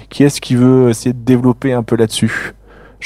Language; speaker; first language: French; native; French